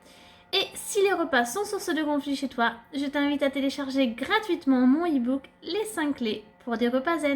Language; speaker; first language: French; native; French